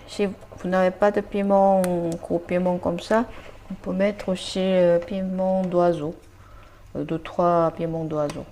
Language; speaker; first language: French; non-native, fluent; Korean